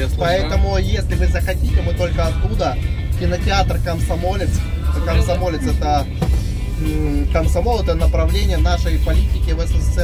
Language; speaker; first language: Russian; native; Russian